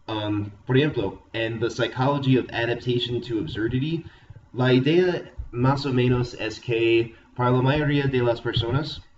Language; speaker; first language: Spanish; non-native, fluent; English